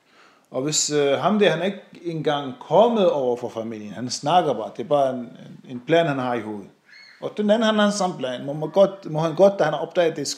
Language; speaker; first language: Danish; non-native, fluent; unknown